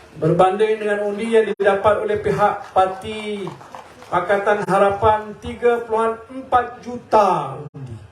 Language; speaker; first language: Malay; native; Malay